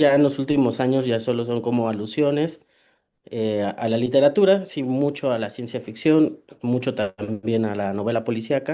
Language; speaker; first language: Spanish; native; Spanish